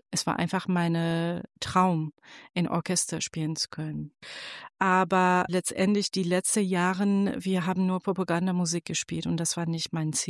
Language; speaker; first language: German; non-native, fluent; Persian